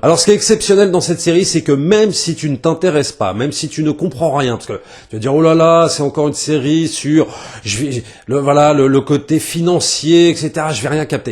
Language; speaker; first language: French; native; French